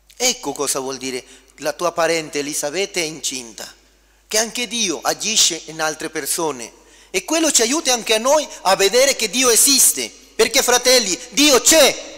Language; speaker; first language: Italian; non-native, fluent; Spanish